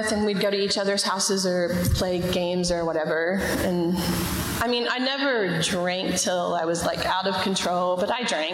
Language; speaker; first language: English; native; English